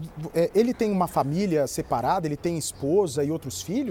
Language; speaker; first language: Portuguese; native; Portuguese